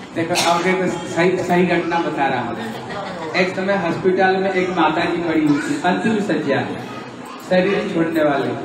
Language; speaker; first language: Hindi; native; Hindi